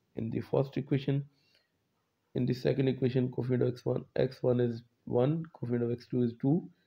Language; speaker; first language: English; non-native, local second language; Urdu